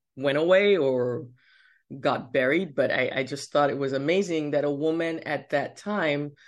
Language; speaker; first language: English; non-native, local second language; Yoruba